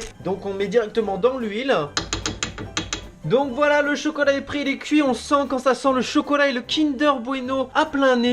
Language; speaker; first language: French; native; French